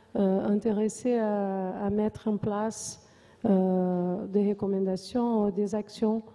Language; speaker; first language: French; non-native, fluent; Portuguese